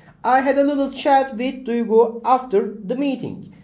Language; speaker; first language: English; non-native, fluent; Turkish